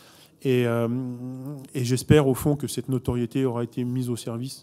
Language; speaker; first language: French; native; French